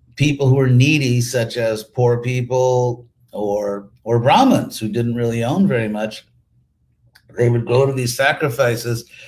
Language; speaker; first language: English; native; English